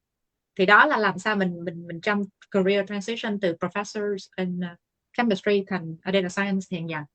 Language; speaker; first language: Vietnamese; native; Vietnamese